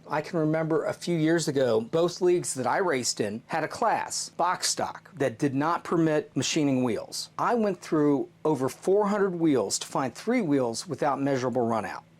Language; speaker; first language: English; native; English